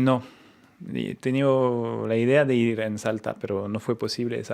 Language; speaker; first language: Spanish; non-native, fluent; French